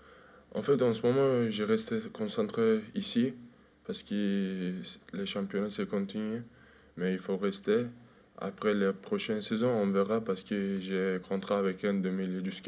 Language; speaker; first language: French; non-native, fluent; Turkish